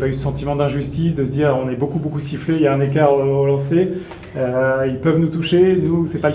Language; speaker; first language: French; native; French